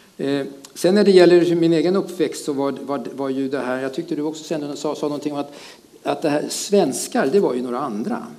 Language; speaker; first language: Swedish; early bilingual, other home language; German